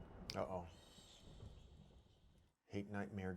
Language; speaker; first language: English; native; English